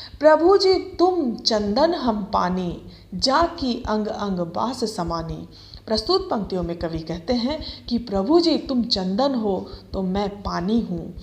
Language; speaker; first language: Hindi; native; Hindi